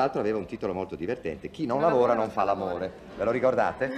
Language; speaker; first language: Italian; native; Italian